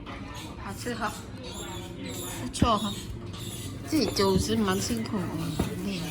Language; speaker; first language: Chinese; non-native, fluent; Vietnamese